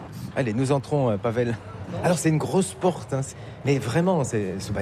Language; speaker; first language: French; native; French